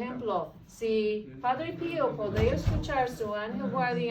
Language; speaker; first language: Spanish; non-native, learner; English